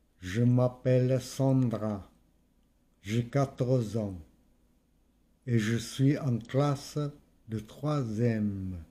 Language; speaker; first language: French; non-native, fluent; Vietnamese